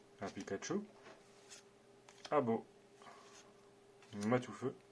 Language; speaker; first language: French; native; French